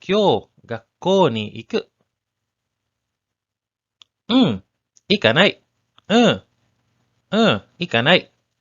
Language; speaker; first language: Japanese; non-native, learner; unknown